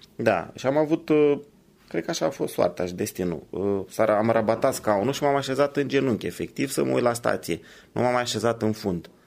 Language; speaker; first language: Romanian; native; Romanian